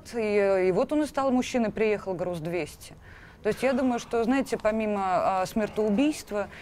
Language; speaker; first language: Russian; native; Russian